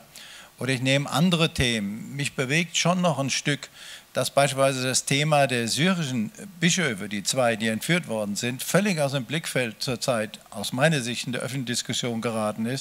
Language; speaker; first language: German; native; German